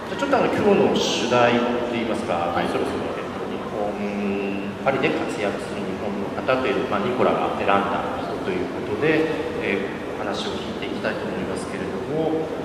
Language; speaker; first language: Japanese; native; Japanese